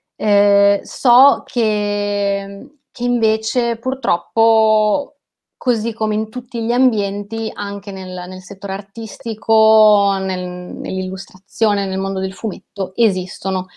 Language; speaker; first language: Italian; native; Italian